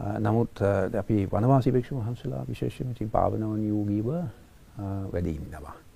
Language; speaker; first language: Sinhala; non-native, fluent; English